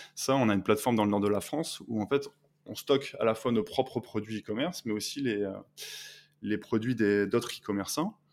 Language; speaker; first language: French; native; French